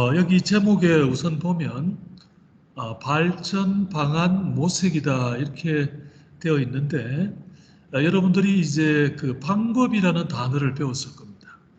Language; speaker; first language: Korean; native; Korean